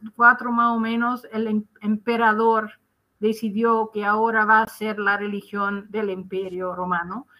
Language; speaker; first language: Spanish; non-native, fluent; Dutch